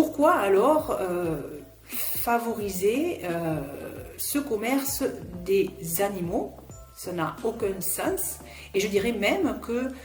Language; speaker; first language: French; native; French